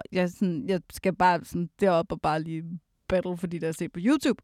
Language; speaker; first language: Danish; native; Danish